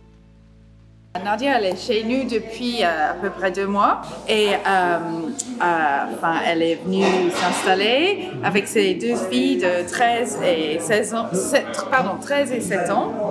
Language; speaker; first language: French; non-native, fluent; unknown